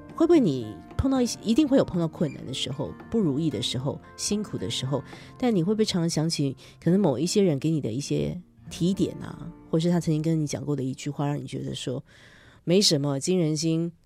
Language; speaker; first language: Chinese; non-native, fluent; Korean